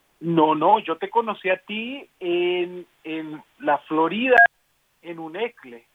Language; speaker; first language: Spanish; early bilingual, heritage; Spanish